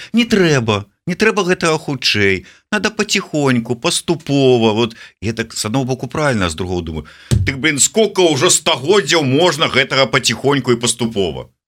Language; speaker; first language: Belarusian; non-native, local second language; Russian